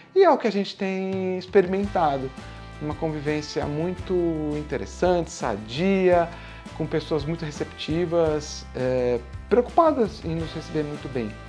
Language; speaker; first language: Portuguese; native; Portuguese